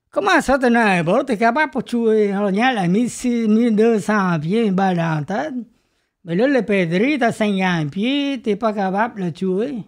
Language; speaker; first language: French; non-native, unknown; Vietnamese